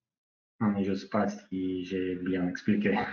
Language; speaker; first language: French; non-native, learner; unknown